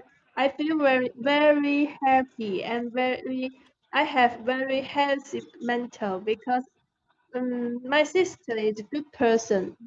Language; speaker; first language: English; non-native, learner; Chinese